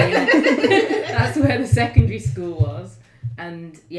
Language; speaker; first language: English; native; English